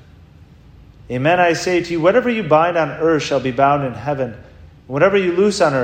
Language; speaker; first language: English; native; English